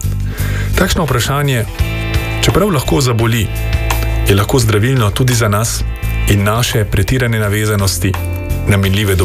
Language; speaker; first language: Slovenian; native; Slovenian